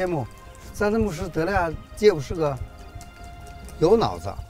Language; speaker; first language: Russian; non-native, learner; Chinese